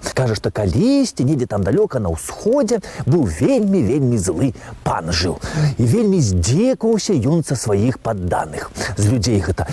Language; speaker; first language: Belarusian; native; Belarusian